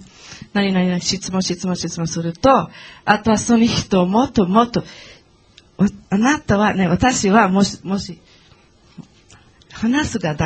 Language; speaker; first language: Japanese; non-native, learner; Portuguese